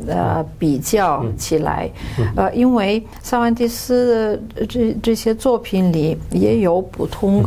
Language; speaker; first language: Chinese; non-native, fluent; Romanian